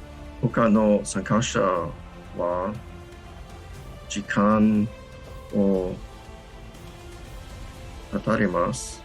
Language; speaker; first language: Japanese; non-native, learner; English